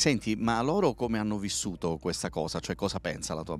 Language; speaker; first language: Italian; native; Italian